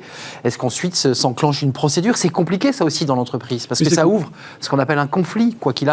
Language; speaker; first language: French; native; French